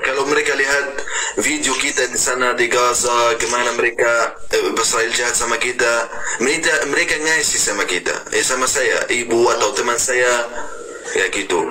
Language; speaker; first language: Indonesian; non-native, learner; Arabic